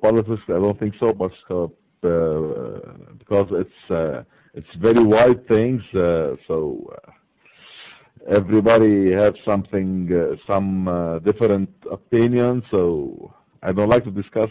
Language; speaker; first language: English; non-native, learner; French